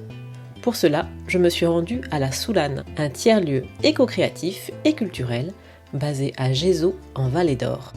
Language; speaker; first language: French; native; French